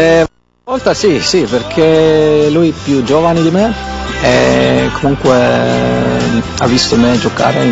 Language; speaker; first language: Italian; non-native, learner; Swedish